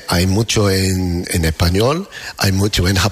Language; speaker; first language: Spanish; non-native, fluent; English